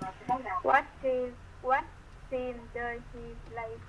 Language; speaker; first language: English; non-native, learner; Vietnamese